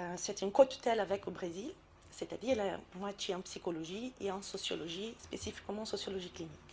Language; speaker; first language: French; non-native, fluent; Portuguese